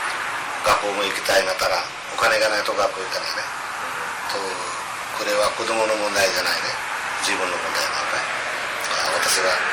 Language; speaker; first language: Japanese; non-native, learner; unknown